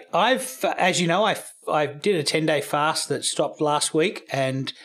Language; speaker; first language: English; native; English